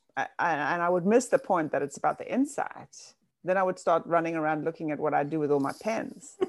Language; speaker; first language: English; native; English